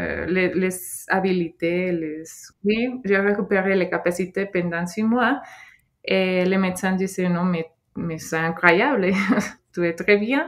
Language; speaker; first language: French; non-native, fluent; Spanish